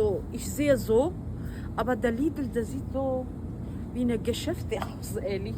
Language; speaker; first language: German; non-native, learner; Kurdish